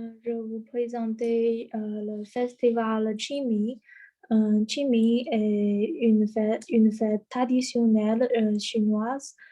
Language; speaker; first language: French; non-native, learner; Chinese